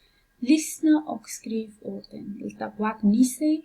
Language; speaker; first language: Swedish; non-native, fluent; Pashto